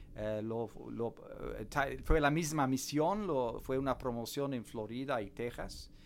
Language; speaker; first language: Spanish; non-native, fluent; English